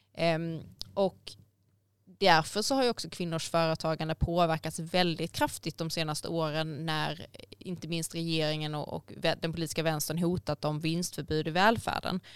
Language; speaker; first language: Swedish; native; Swedish